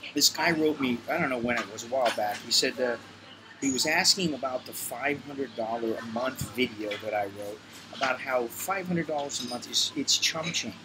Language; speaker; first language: English; native; English